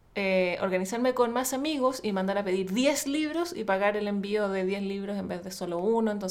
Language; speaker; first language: Spanish; native; Spanish